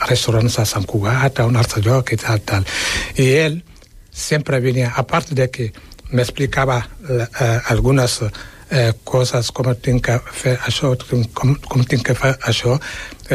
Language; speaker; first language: Catalan; non-native, fluent; Wolof